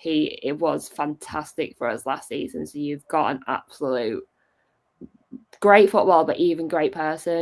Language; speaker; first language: English; native; English